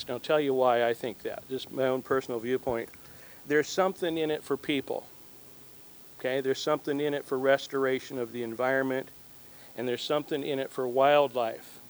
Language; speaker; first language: English; native; English